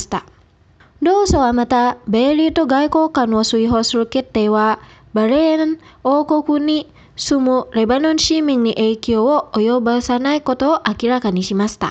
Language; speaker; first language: Japanese; non-native, fluent; Indonesian